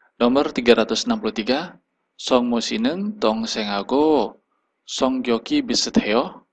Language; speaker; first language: Korean; non-native, fluent; Indonesian